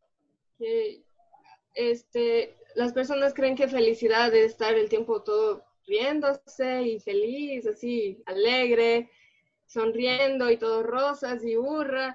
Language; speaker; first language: Spanish; early bilingual, other home language; Portuguese